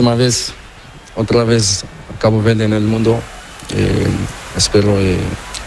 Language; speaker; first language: Spanish; non-native, learner; Portuguese